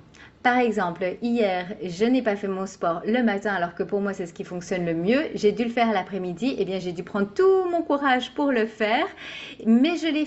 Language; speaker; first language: French; native; French